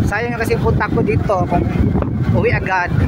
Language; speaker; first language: Filipino; non-native, local second language; Cebuano